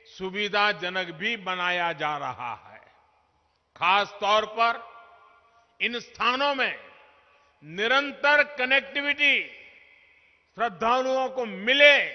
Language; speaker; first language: Hindi; native; Hindi